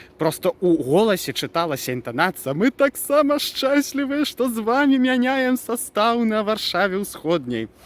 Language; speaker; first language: Belarusian; native; Belarusian